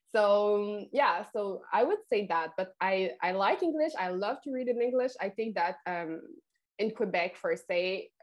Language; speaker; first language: English; non-native, fluent; French